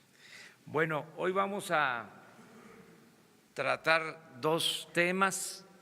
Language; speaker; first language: Spanish; native; Spanish